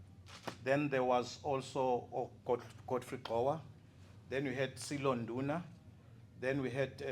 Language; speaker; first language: English; non-native, local second language; Zulu